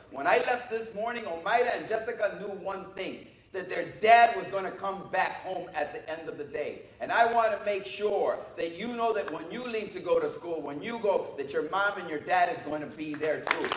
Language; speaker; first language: English; early bilingual, other home language; Spanish